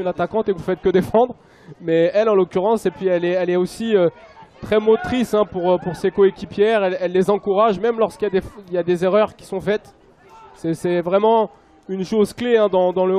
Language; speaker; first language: French; native; French